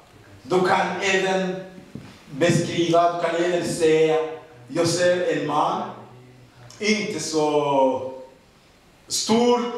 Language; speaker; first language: Swedish; non-native, learner; Rundi